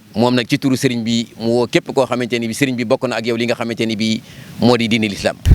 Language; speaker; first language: Wolof; native; Wolof